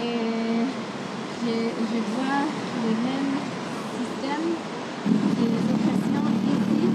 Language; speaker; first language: French; non-native, learner; English